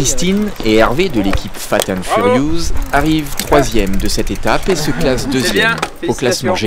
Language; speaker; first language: French; native; French